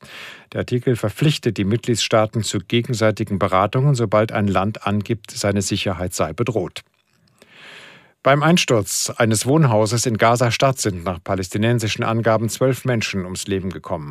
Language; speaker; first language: German; native; German